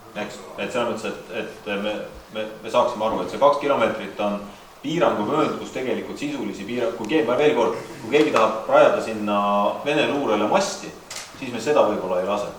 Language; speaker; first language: Estonian; native; Estonian